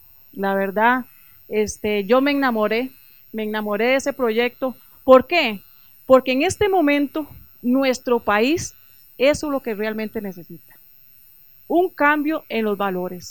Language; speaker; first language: Spanish; native; Spanish